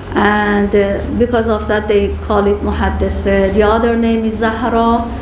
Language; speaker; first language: English; non-native, learner; Persian